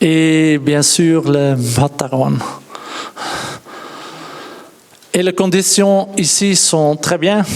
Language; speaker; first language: French; non-native, learner; Dutch